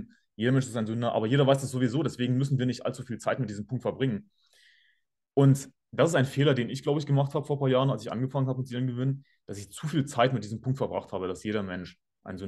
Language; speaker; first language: German; native; German